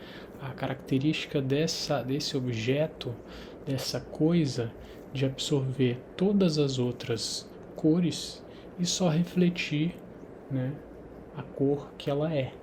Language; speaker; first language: Portuguese; native; Portuguese